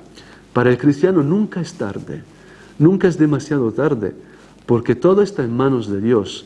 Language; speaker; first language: Spanish; non-native, fluent; Italian